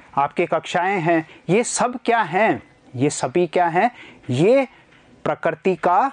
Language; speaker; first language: Hindi; native; Hindi